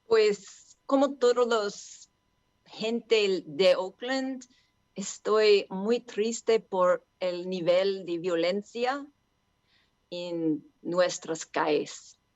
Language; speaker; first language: Spanish; non-native, learner; English